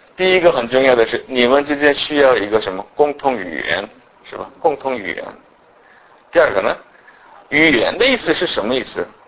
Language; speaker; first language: Chinese; non-native, fluent; Korean